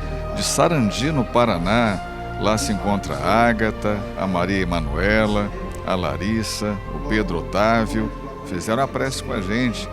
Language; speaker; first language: Portuguese; native; Portuguese